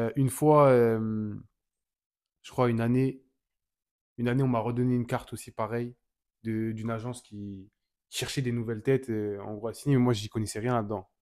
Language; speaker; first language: French; native; French